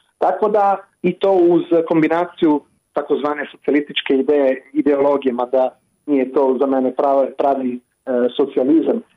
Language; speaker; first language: Croatian; non-native, fluent; Italian